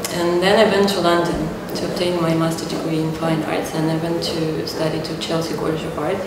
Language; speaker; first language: English; non-native, fluent; Russian